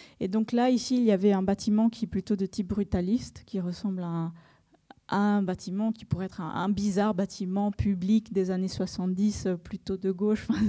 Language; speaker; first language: French; non-native, fluent; Spanish